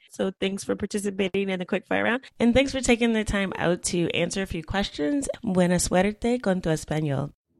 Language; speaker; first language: English; native; English